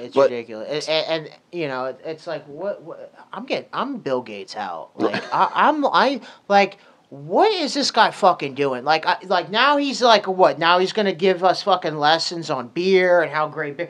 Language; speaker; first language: English; native; English